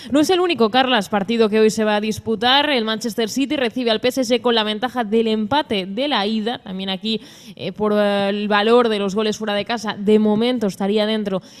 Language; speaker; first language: Spanish; native; Spanish